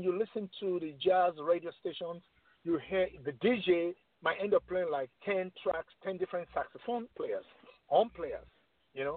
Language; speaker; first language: English; non-native, local second language; Yoruba